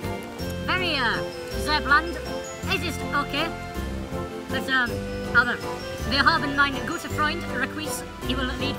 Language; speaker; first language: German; non-native, learner; English